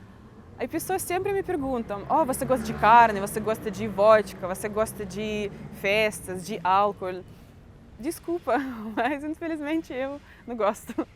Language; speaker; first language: Portuguese; non-native, fluent; Russian